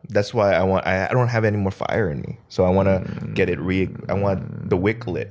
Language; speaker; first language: English; early bilingual, other home language; Korean